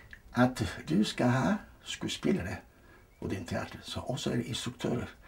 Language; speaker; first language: Norwegian; non-native, fluent; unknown